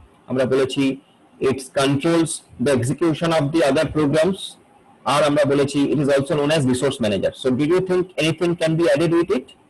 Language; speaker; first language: English; non-native, local second language; Bangla